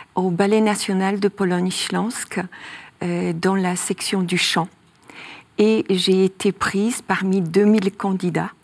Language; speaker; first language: French; non-native, fluent; Polish